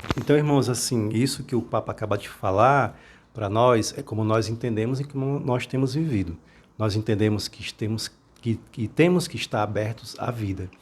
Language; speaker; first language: Portuguese; native; Portuguese